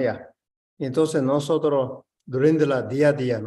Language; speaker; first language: Spanish; non-native, learner; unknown